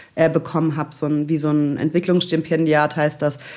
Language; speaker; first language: German; native; German